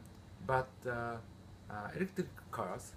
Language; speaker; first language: English; non-native, learner; Japanese